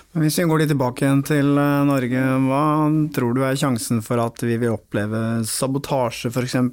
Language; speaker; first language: Norwegian; native; Norwegian